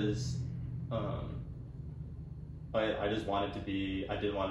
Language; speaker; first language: English; native; English